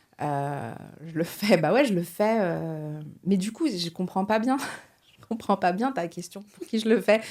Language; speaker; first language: French; early bilingual, other home language; Portuguese